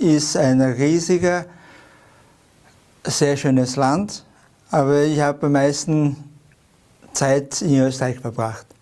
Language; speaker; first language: German; non-native, fluent; Chinese